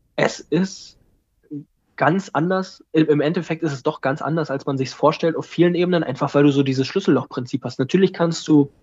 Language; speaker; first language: German; native; German